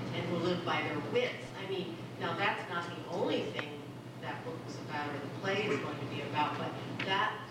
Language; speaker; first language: English; non-native, local second language; Filipino